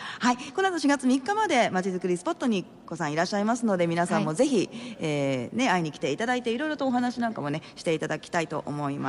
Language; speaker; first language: Japanese; native; Japanese